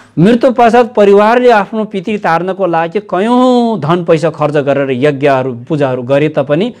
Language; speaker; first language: Nepali; non-native, local second language; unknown